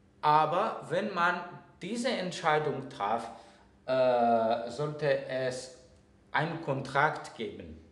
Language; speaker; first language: German; non-native, fluent; Greek